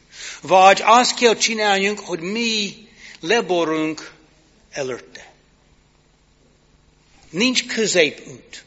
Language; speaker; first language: Hungarian; non-native, fluent; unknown